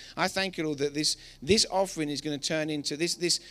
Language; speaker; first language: English; native; English